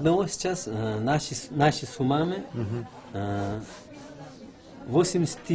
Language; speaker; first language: Russian; non-native, local second language; Uzbek